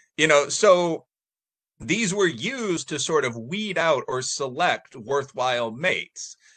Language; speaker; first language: English; native; English